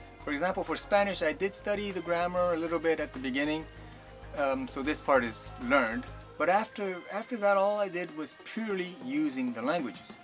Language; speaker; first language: English; early bilingual, other home language; Chinese